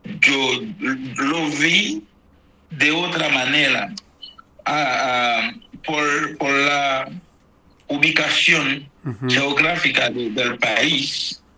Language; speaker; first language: Spanish; non-native, fluent; Haitian Creole